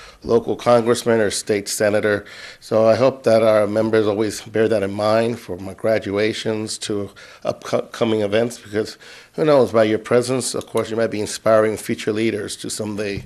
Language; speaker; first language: English; native; English